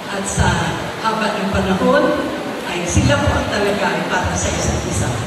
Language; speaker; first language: Filipino; native; Filipino